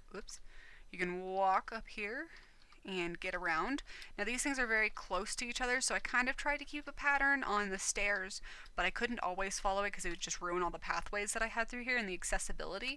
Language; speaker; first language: English; native; English